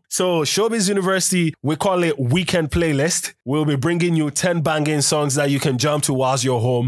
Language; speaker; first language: English; non-native, local second language; Akan